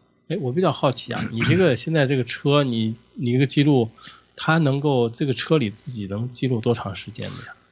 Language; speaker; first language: Chinese; native; Chinese